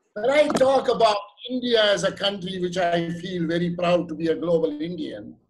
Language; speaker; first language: English; non-native, local second language; Kashmiri